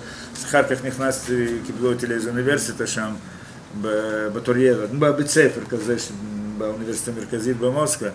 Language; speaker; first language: Hebrew; non-native, fluent; Russian